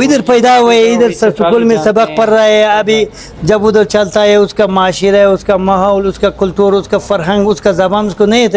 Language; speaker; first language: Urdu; non-native, fluent; Persian